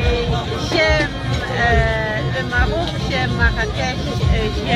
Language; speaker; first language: French; non-native, learner; Dutch